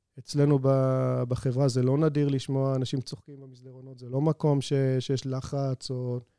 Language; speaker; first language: Hebrew; native; Hebrew